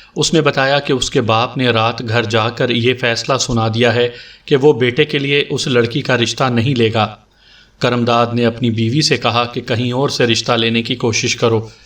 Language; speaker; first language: Urdu; native; Urdu